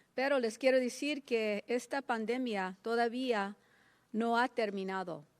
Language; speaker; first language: Spanish; early bilingual, heritage; Spanish